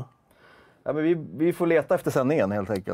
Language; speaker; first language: Swedish; native; Swedish